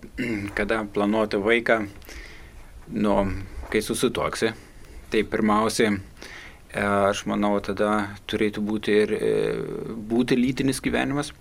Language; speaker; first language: Lithuanian; non-native, fluent; German